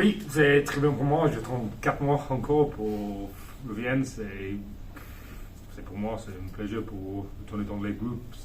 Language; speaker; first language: French; non-native, learner; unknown